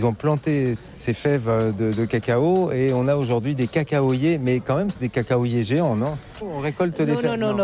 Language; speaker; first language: French; native; French